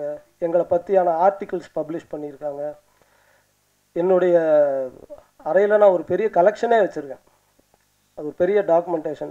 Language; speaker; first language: Tamil; native; Tamil